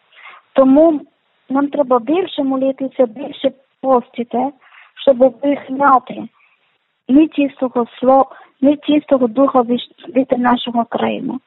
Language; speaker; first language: Ukrainian; non-native, learner; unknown